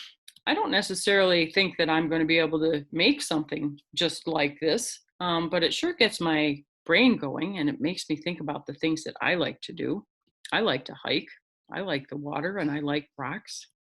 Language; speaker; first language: English; native; English